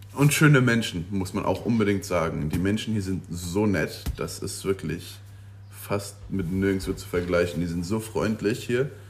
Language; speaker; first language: German; non-native, local second language; Luxembourgish